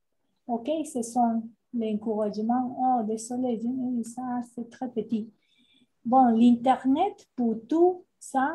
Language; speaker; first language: French; non-native, fluent; Spanish